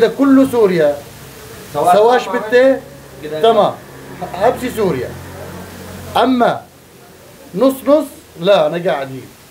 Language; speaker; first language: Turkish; non-native, learner; Arabic